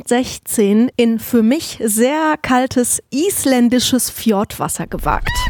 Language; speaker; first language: German; native; German